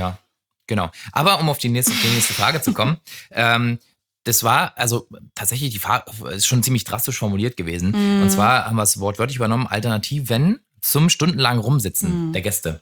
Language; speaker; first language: German; native; German